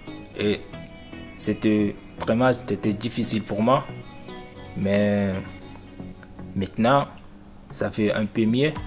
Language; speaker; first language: French; non-native, learner; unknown